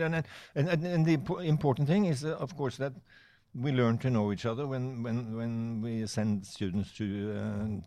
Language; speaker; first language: English; non-native, fluent; Norwegian